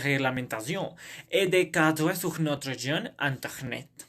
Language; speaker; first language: French; non-native, learner; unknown